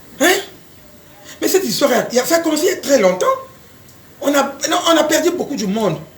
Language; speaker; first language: French; non-native, local second language; Lingala